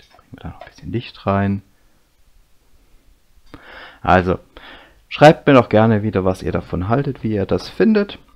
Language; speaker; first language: German; native; German